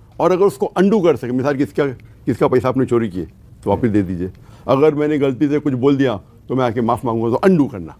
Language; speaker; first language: Urdu; non-native, local second language; Konkani